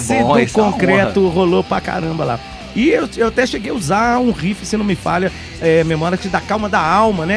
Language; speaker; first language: Portuguese; native; Portuguese